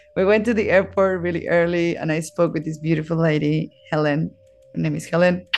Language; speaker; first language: English; non-native, fluent; Spanish